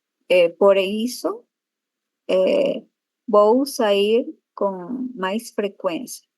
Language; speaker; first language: Portuguese; non-native, learner; Spanish